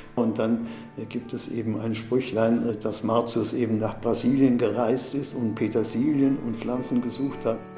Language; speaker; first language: German; native; German